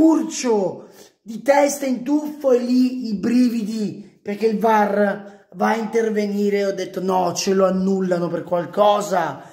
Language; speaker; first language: Italian; native; Italian